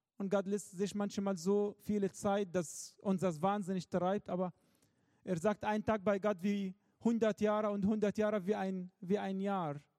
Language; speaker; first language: German; non-native, fluent; Arabic